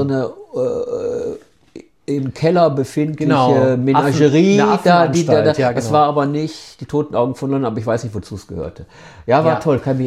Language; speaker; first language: German; native; German